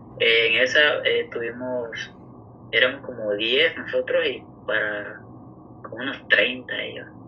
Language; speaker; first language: Spanish; native; Spanish